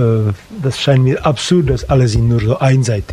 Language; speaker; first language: German; non-native, fluent; Slovak